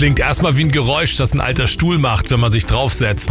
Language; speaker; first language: German; native; German